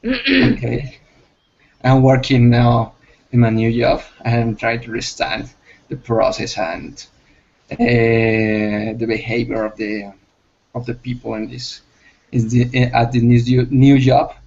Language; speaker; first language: English; non-native, learner; Spanish